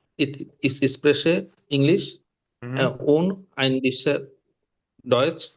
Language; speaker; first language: German; non-native, learner; Bangla